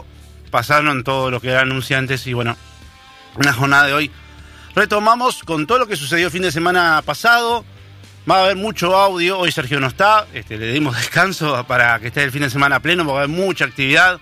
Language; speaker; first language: Spanish; native; Spanish